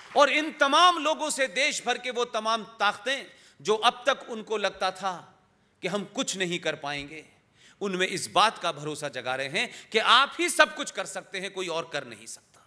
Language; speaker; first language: Hindi; native; Hindi